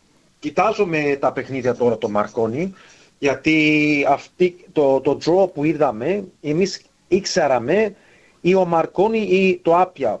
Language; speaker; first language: Greek; early bilingual, heritage; Greek